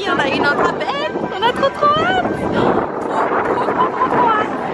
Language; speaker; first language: French; native; French